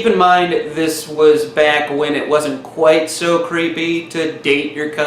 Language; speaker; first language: English; native; English